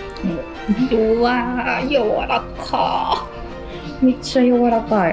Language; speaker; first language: Japanese; non-native, fluent; Italian